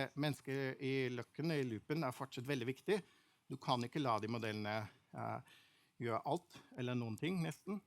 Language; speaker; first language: Norwegian; non-native, fluent; German